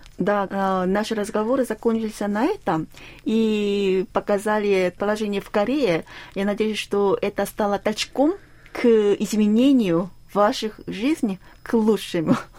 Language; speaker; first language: Russian; non-native, fluent; Korean